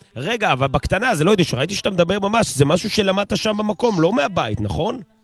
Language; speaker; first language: Hebrew; native; Hebrew